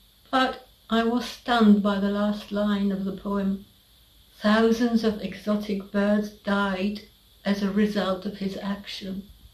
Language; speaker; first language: English; non-native, fluent; French